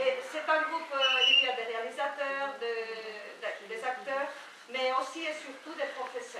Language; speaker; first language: French; non-native, fluent; Spanish